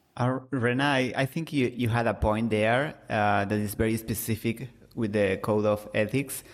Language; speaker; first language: English; non-native, fluent; Spanish